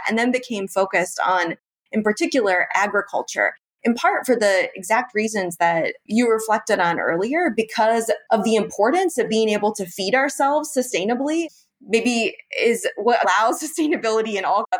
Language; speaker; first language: English; native; English